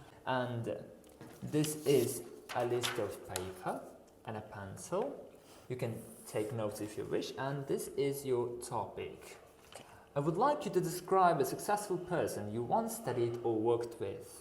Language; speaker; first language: English; non-native, fluent; Uzbek